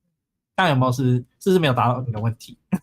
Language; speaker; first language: Chinese; native; Chinese